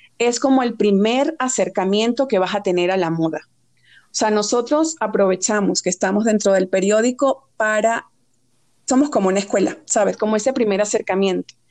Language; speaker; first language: Spanish; native; Spanish